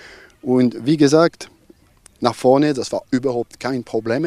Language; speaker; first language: German; non-native, local second language; French